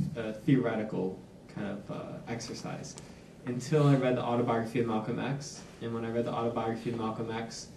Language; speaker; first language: English; native; English